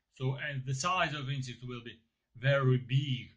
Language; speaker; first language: English; non-native, learner; Ukrainian